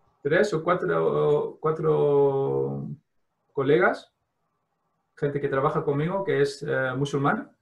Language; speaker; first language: Spanish; non-native, fluent; Dutch